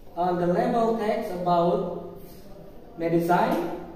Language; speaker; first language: English; non-native, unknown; Indonesian